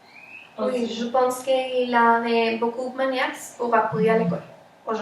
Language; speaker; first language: French; non-native, learner; Spanish